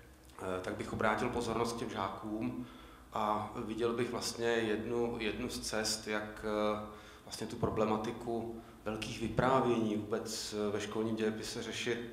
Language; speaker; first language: Czech; native; Czech